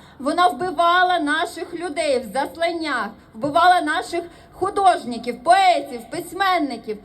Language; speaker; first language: Ukrainian; native; Ukrainian